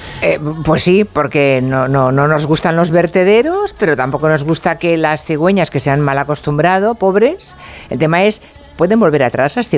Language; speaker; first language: Spanish; native; Spanish